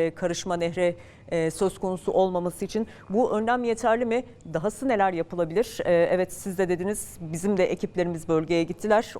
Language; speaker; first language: Turkish; native; Turkish